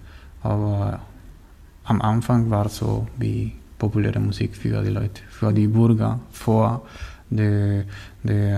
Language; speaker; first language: German; non-native, learner; Spanish